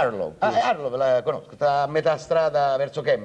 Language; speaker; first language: Italian; native; Italian